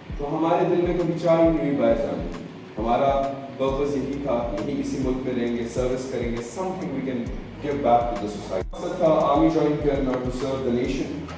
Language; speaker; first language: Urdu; non-native, local second language; Pahari-Potwari